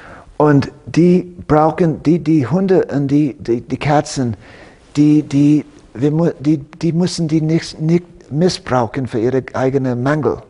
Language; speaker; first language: German; non-native, fluent; English